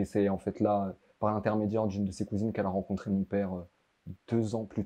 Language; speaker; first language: French; early bilingual, other home language; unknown